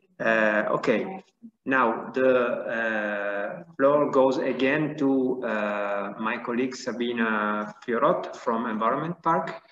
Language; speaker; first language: English; non-native, fluent; Italian